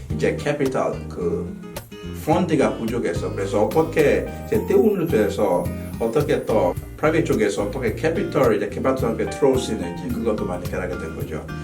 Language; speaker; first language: Korean; non-native, fluent; Yoruba